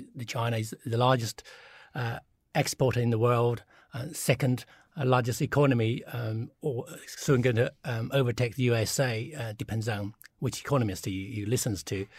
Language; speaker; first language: English; early bilingual, other home language; Chinese